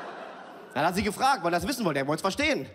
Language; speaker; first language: German; early bilingual, other home language; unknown